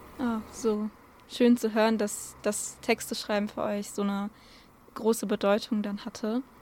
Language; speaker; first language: German; native; German